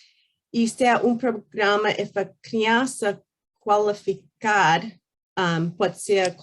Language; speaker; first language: Portuguese; early bilingual, heritage; Portuguese